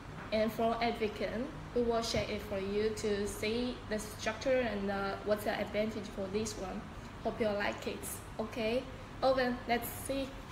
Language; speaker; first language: English; non-native, learner; Chinese